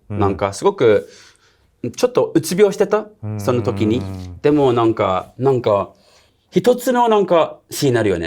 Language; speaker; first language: Japanese; non-native, learner; English